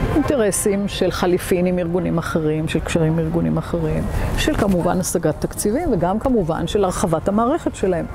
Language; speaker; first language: Hebrew; native; Hebrew